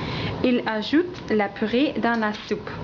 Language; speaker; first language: French; non-native, learner; Dutch